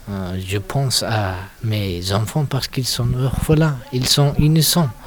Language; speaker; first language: French; non-native, learner; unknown